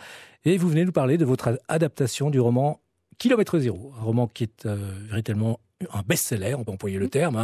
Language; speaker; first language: French; native; French